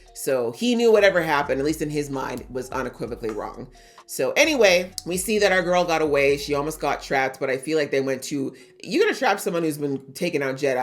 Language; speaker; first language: English; native; English